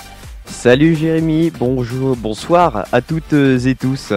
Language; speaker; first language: French; native; French